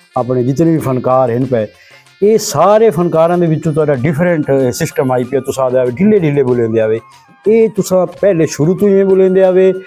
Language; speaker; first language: Punjabi; non-native, local second language; Saraiki